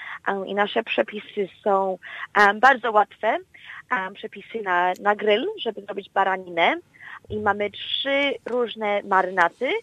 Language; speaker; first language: Polish; early bilingual, heritage; Polish